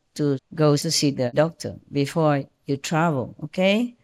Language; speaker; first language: English; non-native, fluent; Vietnamese